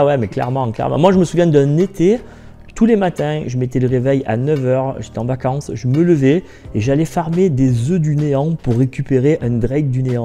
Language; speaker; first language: French; native; French